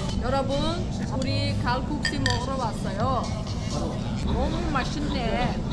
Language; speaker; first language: Korean; non-native, learner; Uzbek